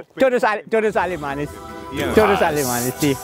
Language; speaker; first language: Spanish; non-native, learner; German